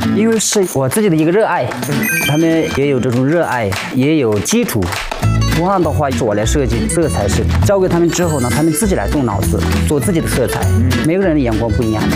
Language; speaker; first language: Chinese; non-native, local second language; Tibetan